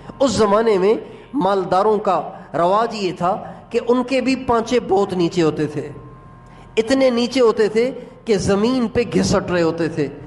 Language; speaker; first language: Urdu; non-native, local second language; Sindhi